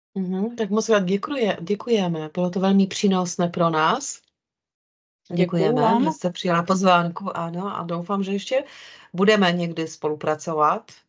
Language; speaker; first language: Czech; non-native, fluent; Polish